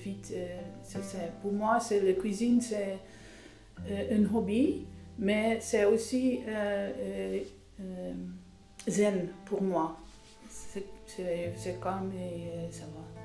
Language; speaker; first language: French; non-native, learner; Dutch